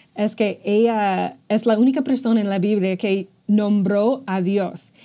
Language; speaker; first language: Spanish; non-native, fluent; English